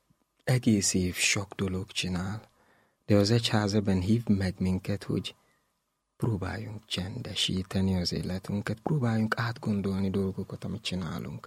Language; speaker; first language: Hungarian; non-native, learner; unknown